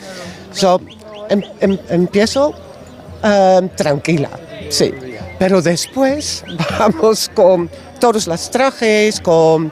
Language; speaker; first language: Spanish; non-native, learner; Dutch